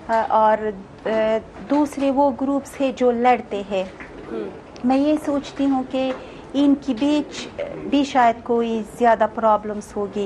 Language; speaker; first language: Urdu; non-native, fluent; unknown